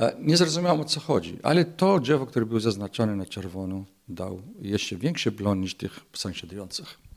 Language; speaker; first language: Polish; non-native, fluent; Arabic